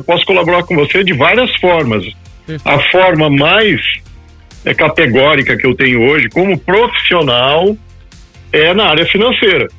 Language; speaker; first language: Portuguese; native; Portuguese